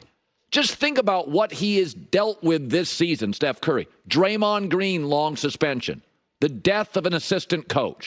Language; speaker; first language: English; native; English